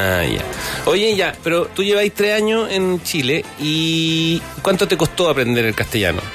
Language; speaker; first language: Spanish; native; Spanish